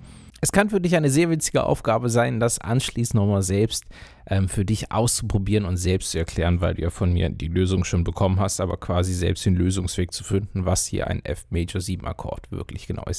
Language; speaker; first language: German; native; German